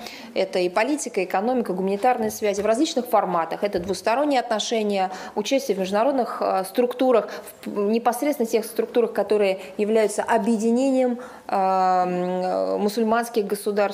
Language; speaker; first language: Russian; native; Russian